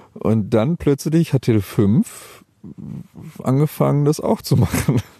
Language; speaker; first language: German; native; German